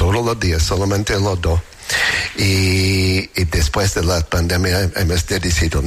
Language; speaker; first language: Spanish; non-native, learner; English